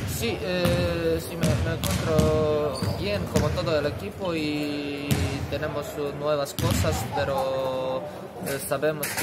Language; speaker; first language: Spanish; non-native, fluent; Serbian